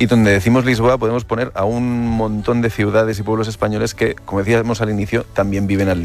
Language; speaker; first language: Spanish; native; Spanish